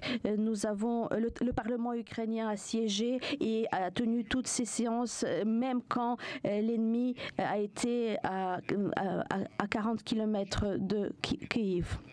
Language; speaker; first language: French; non-native, fluent; Ukrainian